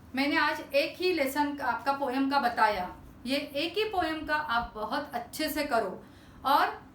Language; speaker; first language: Hindi; non-native, local second language; Marathi